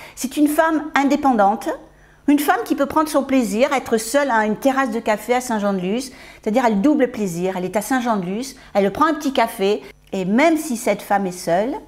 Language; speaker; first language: French; native; French